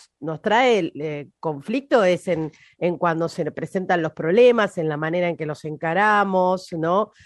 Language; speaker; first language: Spanish; native; Spanish